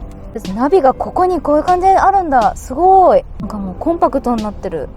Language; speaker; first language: Japanese; native; Japanese